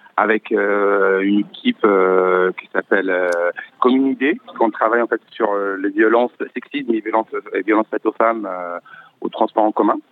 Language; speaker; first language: French; non-native, local second language; Arabic